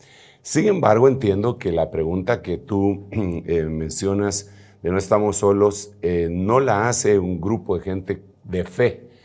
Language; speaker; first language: Spanish; native; Spanish